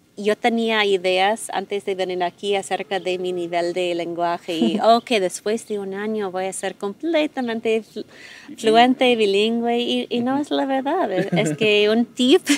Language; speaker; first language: Spanish; non-native, fluent; English